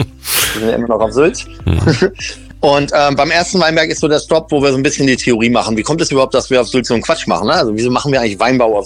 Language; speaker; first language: German; native; German